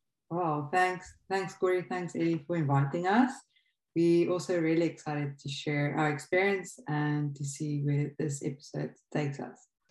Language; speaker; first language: English; non-native, local second language; Afrikaans